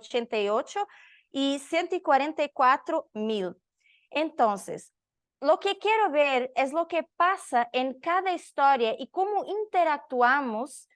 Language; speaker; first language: Spanish; non-native, learner; Portuguese